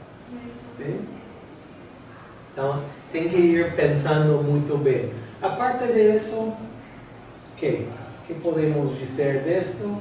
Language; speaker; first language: Portuguese; non-native, fluent; English